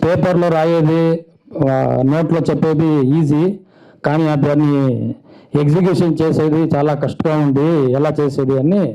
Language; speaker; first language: Telugu; non-native, learner; Kannada